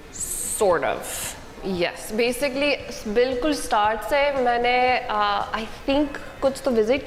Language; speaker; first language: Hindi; non-native, learner; English